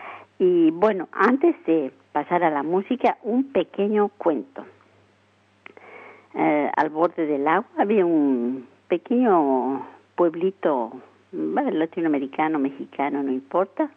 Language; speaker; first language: Spanish; native; Spanish